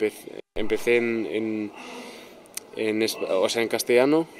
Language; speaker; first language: Spanish; non-native, fluent; German